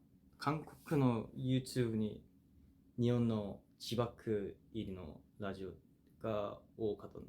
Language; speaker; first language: Japanese; non-native, fluent; Korean